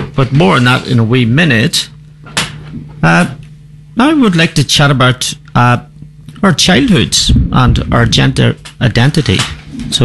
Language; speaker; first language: English; native; English